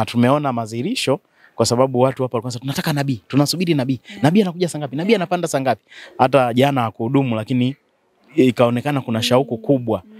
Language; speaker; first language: Swahili; native; Swahili